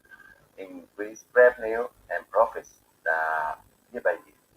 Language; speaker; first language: English; non-native, learner; Bangla